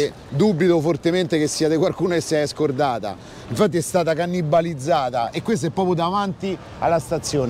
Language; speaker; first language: Italian; native; Italian